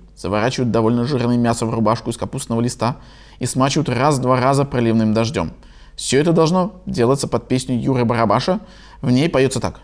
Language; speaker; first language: Russian; native; Russian